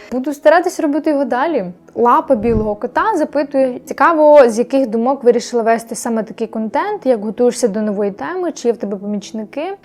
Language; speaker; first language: Ukrainian; non-native, local second language; Russian